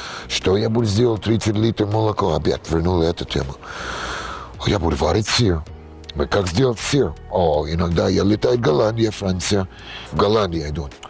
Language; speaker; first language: Russian; non-native, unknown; English